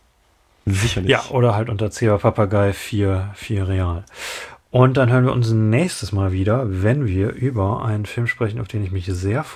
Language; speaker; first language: German; native; German